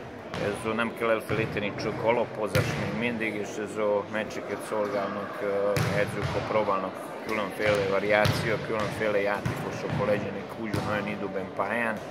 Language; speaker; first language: Hungarian; non-native, fluent; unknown